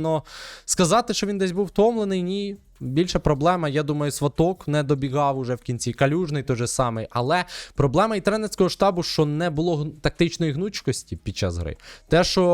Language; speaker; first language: Ukrainian; native; Ukrainian